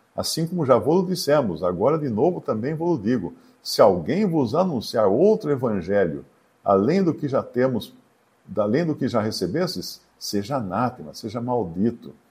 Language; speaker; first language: Portuguese; native; Portuguese